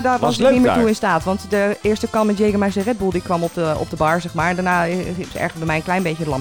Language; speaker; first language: Dutch; native; Dutch